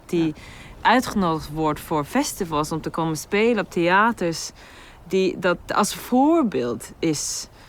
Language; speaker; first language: Dutch; non-native, fluent; Norwegian